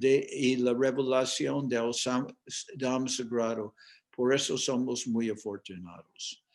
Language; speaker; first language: Spanish; non-native, fluent; English